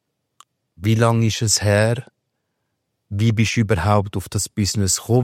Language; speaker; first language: German; native; German